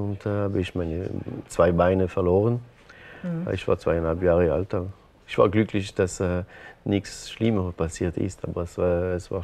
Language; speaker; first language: German; non-native, local second language; French